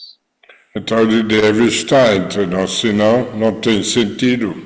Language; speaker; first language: Portuguese; non-native, fluent; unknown